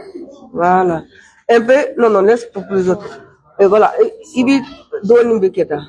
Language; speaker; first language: French; non-native, fluent; Russian